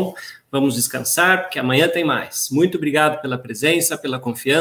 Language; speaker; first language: Portuguese; native; Portuguese